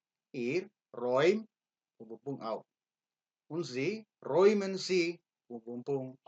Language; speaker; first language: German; non-native, learner; Indonesian